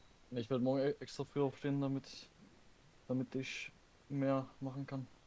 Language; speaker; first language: German; native; German